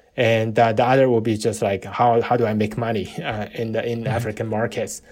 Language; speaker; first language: English; non-native, fluent; Chinese